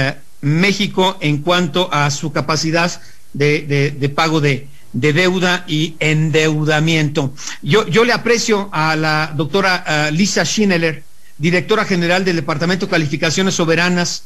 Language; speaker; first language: Spanish; native; Spanish